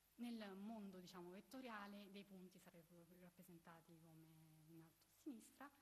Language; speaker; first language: Italian; native; Italian